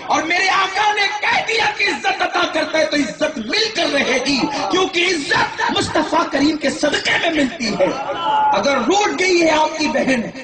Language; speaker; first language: Urdu; native; Urdu